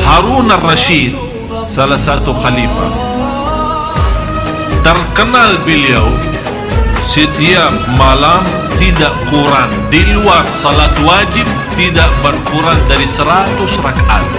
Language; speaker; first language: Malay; non-native, fluent; Arabic